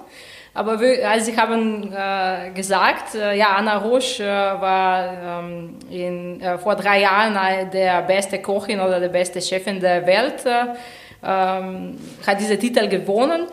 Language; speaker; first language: German; non-native, fluent; Slovenian